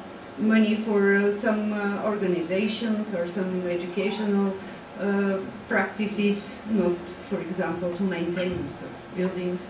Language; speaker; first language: English; non-native, fluent; Bulgarian